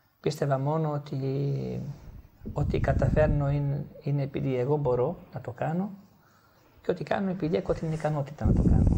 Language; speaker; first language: Greek; non-native, fluent; Italian